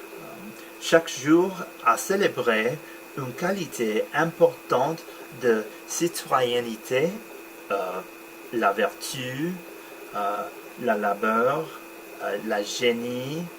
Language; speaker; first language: French; non-native, learner; English